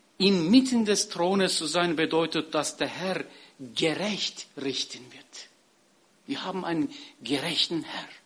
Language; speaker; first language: German; non-native, fluent; Turkish